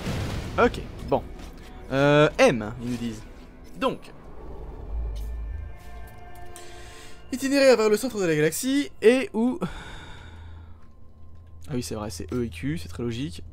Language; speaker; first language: French; native; French